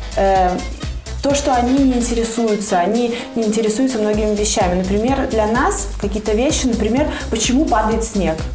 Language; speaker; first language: Russian; native; Russian